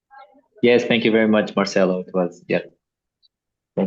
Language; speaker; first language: English; non-native, fluent; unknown